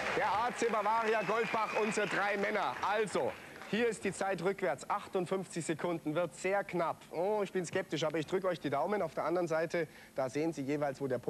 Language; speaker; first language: German; native; German